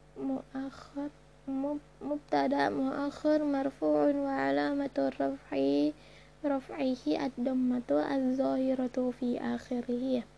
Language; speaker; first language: Arabic; non-native, learner; Indonesian